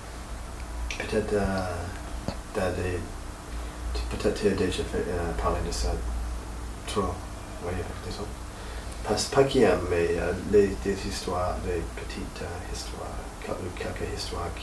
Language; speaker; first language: French; non-native, learner; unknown